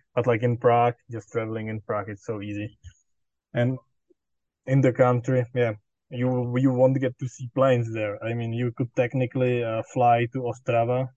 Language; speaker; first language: English; non-native, fluent; Czech